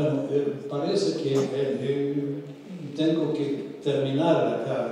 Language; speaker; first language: Spanish; non-native, fluent; Swedish